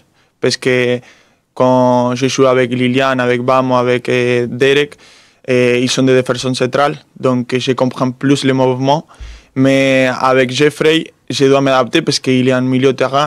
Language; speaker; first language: French; non-native, fluent; Spanish